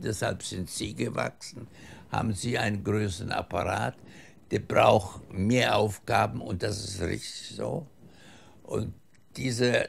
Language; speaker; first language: German; early bilingual, heritage; German